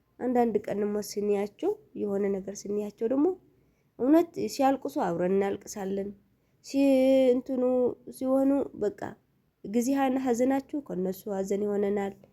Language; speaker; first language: Amharic; non-native, local second language; Tigrinya